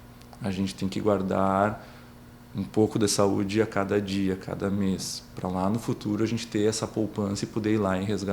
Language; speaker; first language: Portuguese; native; Portuguese